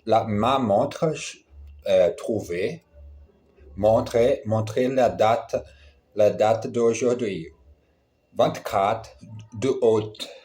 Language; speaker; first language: French; non-native, learner; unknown